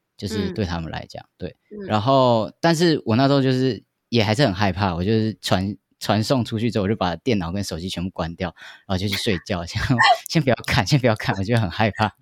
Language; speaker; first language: Chinese; native; Chinese